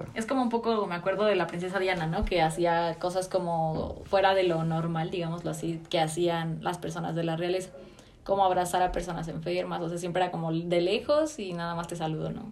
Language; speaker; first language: Spanish; native; Spanish